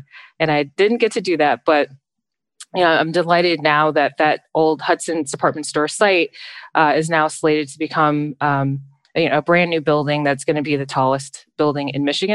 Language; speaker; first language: English; native; English